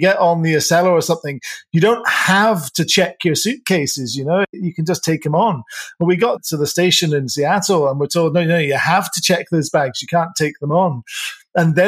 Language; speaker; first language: English; native; English